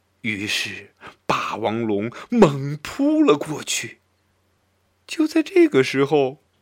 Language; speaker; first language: Chinese; native; Chinese